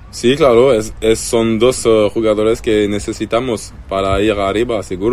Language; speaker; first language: Spanish; non-native, learner; French